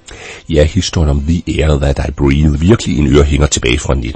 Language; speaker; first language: Danish; native; Danish